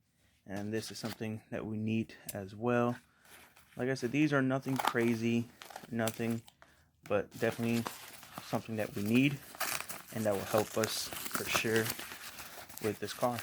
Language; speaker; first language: English; native; English